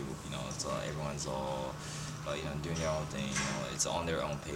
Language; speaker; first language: English; non-native, fluent; Japanese